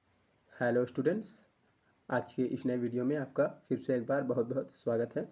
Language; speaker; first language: Hindi; native; Hindi